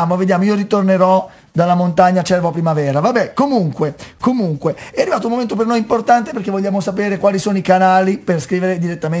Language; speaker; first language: Italian; native; Italian